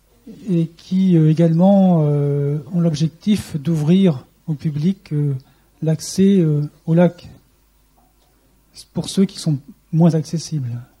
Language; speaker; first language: French; native; French